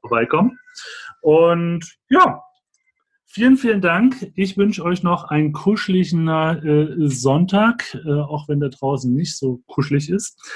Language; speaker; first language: German; native; German